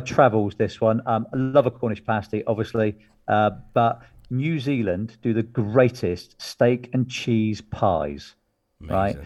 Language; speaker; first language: English; native; English